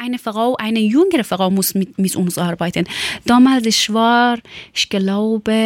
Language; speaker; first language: German; non-native, learner; Persian